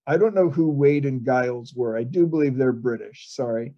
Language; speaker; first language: English; native; English